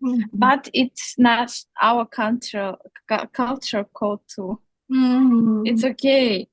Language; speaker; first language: English; non-native, learner; Russian